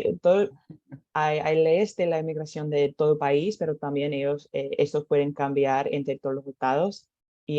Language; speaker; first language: Spanish; non-native, learner; English